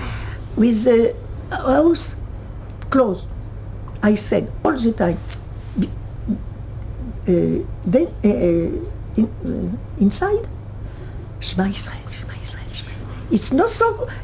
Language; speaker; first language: English; non-native, learner; French